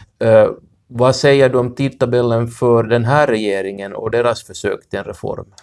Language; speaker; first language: Swedish; native; Swedish